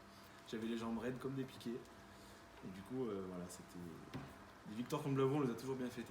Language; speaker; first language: French; native; French